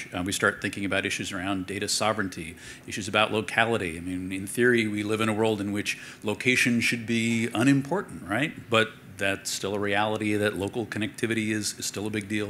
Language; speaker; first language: English; native; English